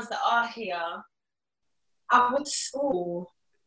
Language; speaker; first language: English; early bilingual, other home language; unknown